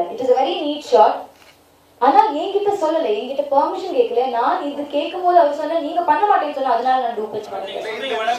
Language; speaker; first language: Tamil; non-native, learner; Malayalam